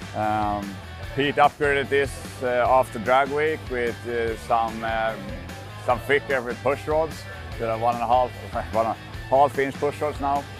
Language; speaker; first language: English; non-native, fluent; Swedish